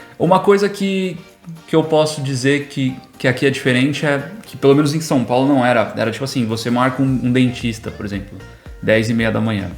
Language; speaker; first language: Portuguese; native; Portuguese